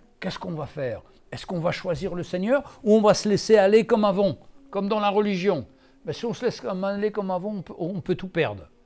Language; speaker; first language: French; native; French